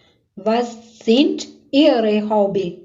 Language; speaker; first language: German; non-native, fluent; Urdu